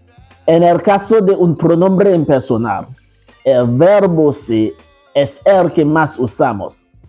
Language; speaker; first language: Spanish; non-native, fluent; Haitian Creole